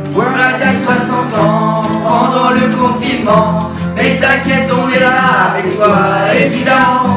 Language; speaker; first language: French; native; French